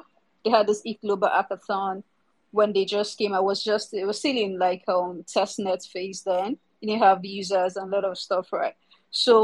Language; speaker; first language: English; non-native, local second language; Yoruba